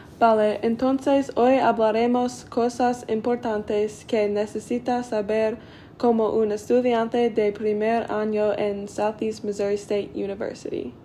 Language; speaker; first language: Spanish; non-native, learner; English